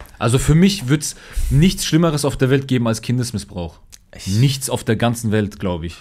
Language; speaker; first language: German; early bilingual, other home language; Turkish